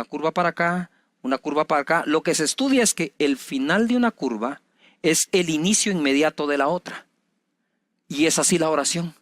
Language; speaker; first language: Spanish; native; Spanish